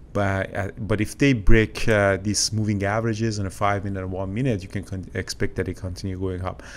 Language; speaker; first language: English; native; English